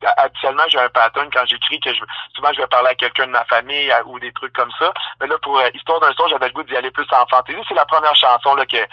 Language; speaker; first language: French; native; French